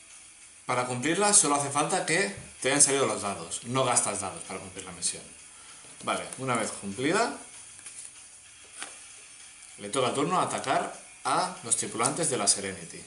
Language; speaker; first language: Spanish; native; Spanish